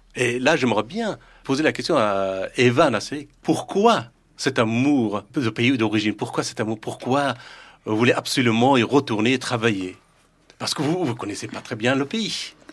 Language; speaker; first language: French; non-native, fluent; Persian